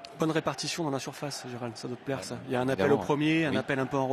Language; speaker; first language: French; native; French